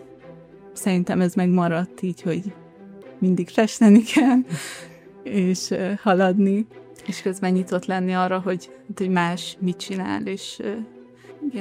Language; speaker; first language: Hungarian; early bilingual, heritage; Hungarian